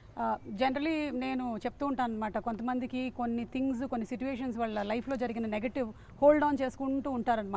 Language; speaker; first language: Telugu; native; Telugu